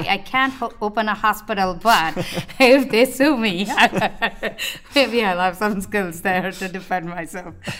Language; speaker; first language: English; non-native, local second language; Tamil